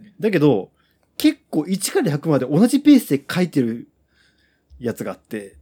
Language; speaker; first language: Japanese; native; Japanese